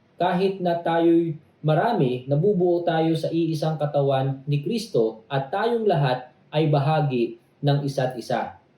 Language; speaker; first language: Filipino; native; Filipino